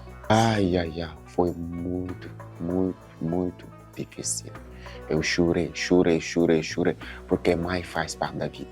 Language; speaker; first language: Portuguese; non-native, learner; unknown